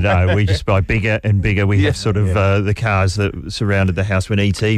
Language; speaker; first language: English; native; English